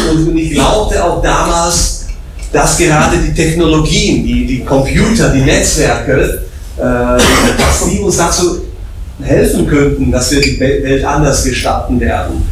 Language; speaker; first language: German; non-native, fluent; Slovak